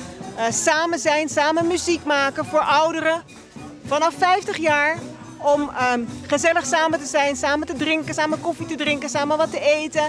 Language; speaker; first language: Dutch; non-native, local second language; Papiamento